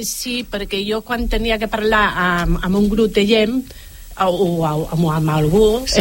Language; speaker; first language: Catalan; non-native, local second language; Spanish